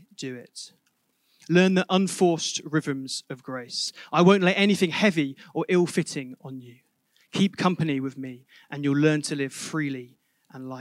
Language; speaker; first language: English; native; English